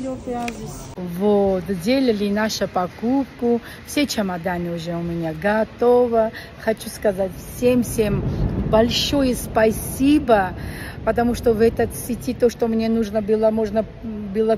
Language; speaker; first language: Russian; non-native, local second language; Armenian